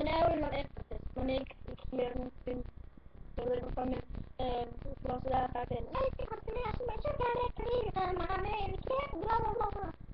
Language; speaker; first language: Danish; native; Danish